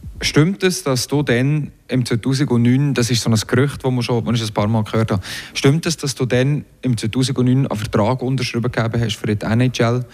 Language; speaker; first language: German; native; German